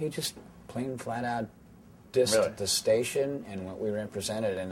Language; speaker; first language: English; native; English